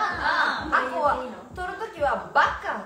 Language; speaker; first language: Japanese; native; Japanese